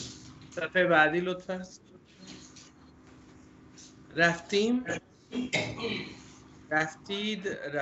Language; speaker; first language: Persian; non-native, fluent; Urdu